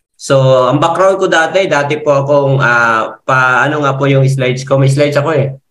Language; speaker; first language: Filipino; non-native, local second language; Masbatenyo